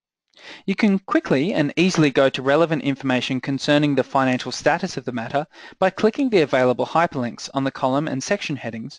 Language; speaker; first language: English; native; English